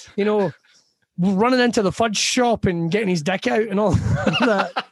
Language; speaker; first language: English; native; English